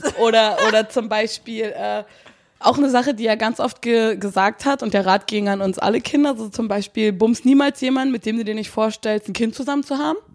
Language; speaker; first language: German; native; German